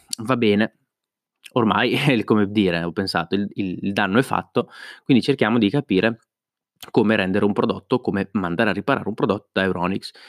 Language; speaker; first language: Italian; native; Italian